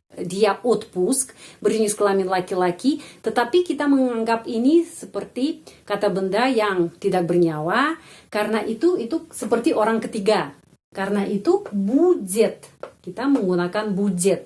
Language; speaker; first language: Indonesian; non-native, fluent; Russian